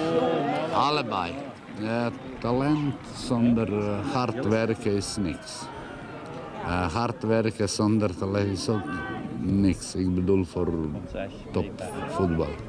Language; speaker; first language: Dutch; non-native, learner; Croatian